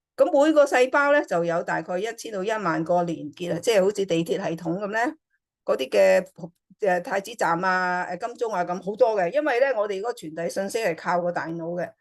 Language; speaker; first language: Cantonese; native; Cantonese